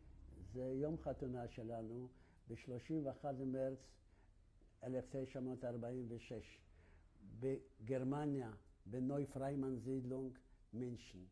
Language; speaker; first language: Hebrew; non-native, fluent; Yiddish